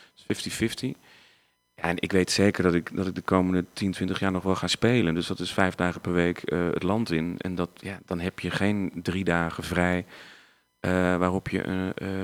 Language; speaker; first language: Dutch; native; Dutch